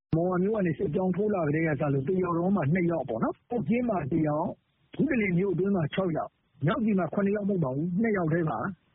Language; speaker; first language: Burmese; native; Burmese